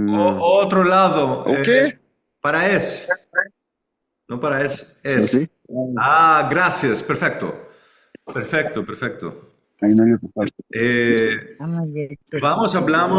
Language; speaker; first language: Spanish; non-native, learner; English